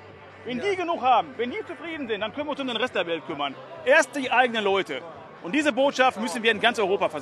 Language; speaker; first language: German; native; German